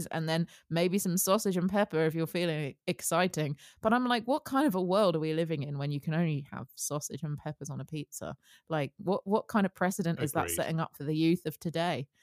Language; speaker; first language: English; early bilingual, other home language; Italian